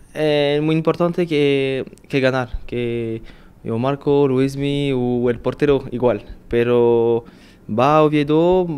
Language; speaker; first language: Spanish; non-native, learner; French